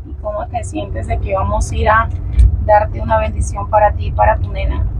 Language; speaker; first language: Spanish; native; Spanish